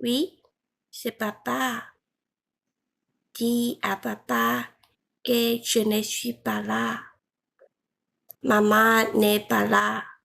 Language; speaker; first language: French; non-native, learner; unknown